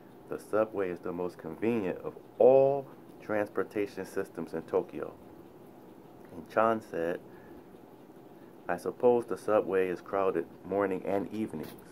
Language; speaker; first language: English; native; English